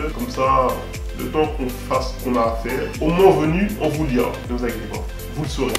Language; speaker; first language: French; early bilingual, other home language; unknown